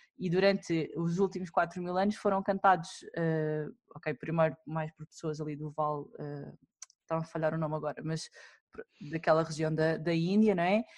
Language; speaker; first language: Portuguese; native; Portuguese